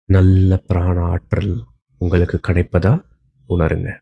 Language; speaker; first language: Tamil; native; Tamil